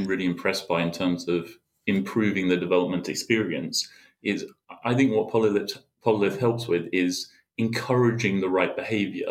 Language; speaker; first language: English; native; English